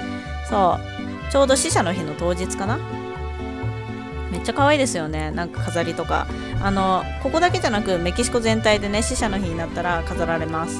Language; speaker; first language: Japanese; native; Japanese